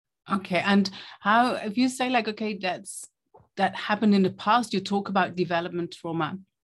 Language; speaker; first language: English; non-native, fluent; Dutch